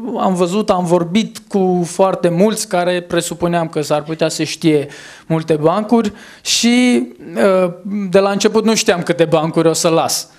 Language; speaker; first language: Romanian; non-native, fluent; Armenian